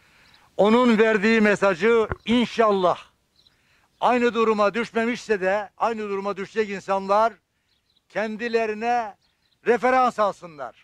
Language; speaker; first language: Turkish; native; Turkish